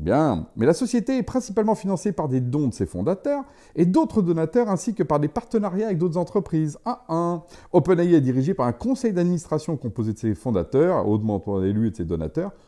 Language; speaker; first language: French; native; French